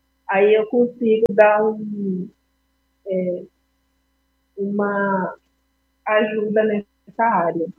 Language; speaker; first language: Portuguese; non-native, fluent; Spanish